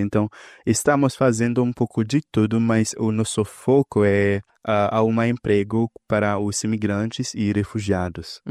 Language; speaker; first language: Portuguese; non-native, fluent; Haitian Creole